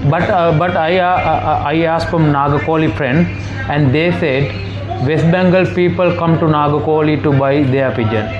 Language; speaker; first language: English; non-native, fluent; Sinhala